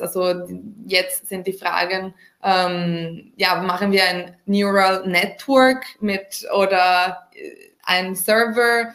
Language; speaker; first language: German; non-native, fluent; Italian